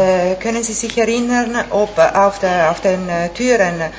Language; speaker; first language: German; non-native, fluent; Italian